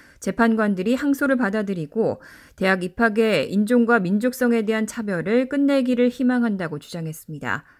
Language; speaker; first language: Korean; native; Korean